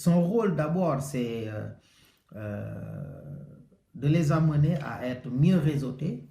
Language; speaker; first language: French; non-native, local second language; Wolof